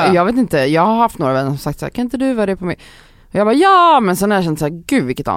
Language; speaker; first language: Swedish; native; Swedish